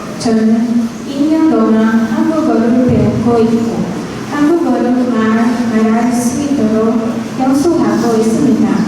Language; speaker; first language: Korean; non-native, learner; Portuguese